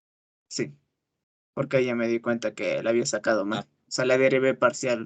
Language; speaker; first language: Spanish; native; Spanish